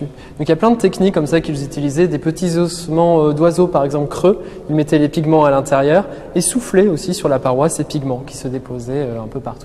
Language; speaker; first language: French; native; French